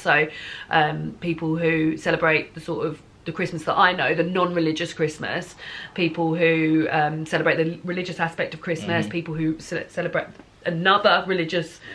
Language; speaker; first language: English; native; English